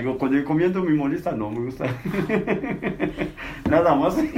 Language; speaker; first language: Spanish; non-native, learner; Arabic